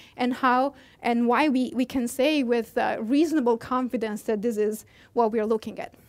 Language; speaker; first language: English; non-native, fluent; Italian